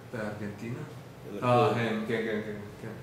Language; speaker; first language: Hebrew; non-native, learner; Finnish